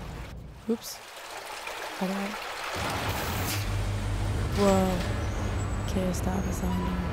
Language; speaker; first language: Spanish; non-native, learner; English